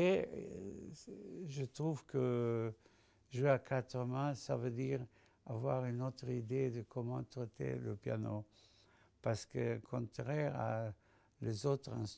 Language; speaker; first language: French; non-native, fluent; Spanish